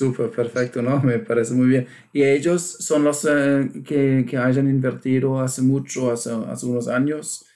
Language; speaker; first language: Spanish; non-native, fluent; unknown